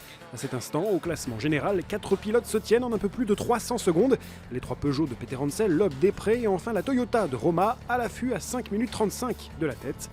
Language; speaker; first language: French; native; French